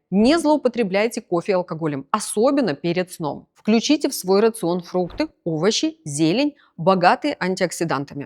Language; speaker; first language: Russian; native; Russian